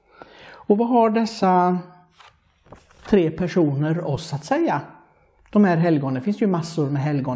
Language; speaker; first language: Swedish; non-native, fluent; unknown